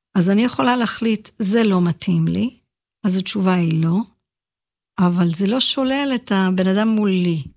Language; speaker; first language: Hebrew; early bilingual, heritage; Hebrew